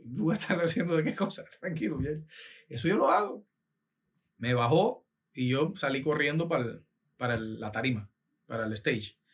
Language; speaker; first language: Spanish; native; Spanish